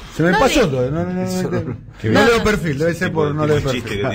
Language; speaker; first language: Spanish; native; Spanish